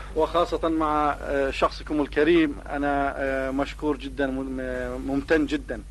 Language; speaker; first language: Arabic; non-native, fluent; Turkish